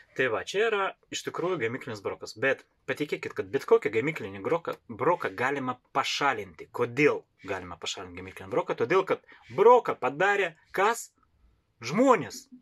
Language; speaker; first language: Lithuanian; non-native, local second language; Russian